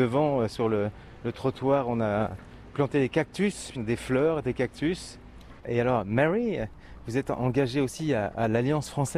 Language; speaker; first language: French; native; French